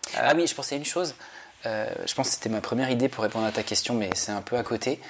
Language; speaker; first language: French; native; French